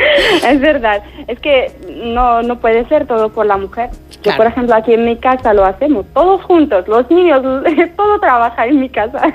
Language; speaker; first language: Spanish; non-native, fluent; Arabic